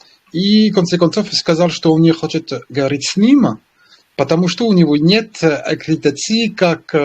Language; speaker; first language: Russian; non-native, learner; French